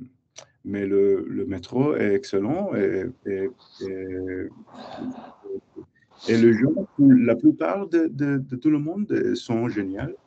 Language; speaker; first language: French; non-native, learner; English